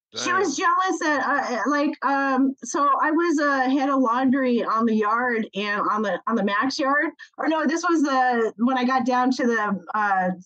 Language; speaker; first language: English; native; English